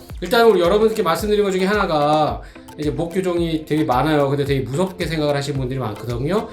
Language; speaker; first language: Korean; native; Korean